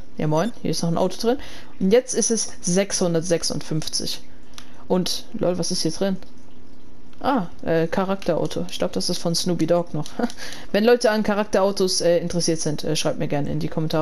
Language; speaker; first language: German; native; German